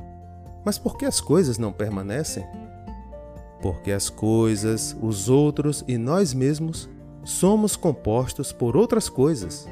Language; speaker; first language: Portuguese; native; Portuguese